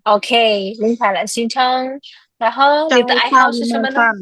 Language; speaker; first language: Chinese; non-native, fluent; Indonesian